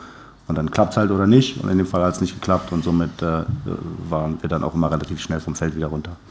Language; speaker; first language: German; native; German